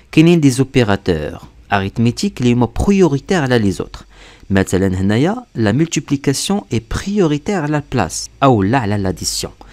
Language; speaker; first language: French; non-native, local second language; Arabic